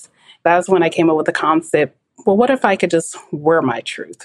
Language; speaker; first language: English; native; English